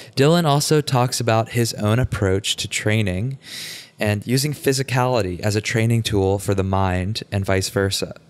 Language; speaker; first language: English; native; English